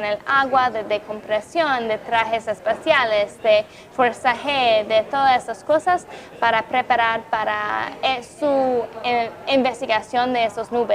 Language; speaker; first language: Spanish; non-native, fluent; English